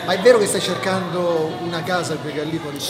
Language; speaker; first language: Italian; native; Italian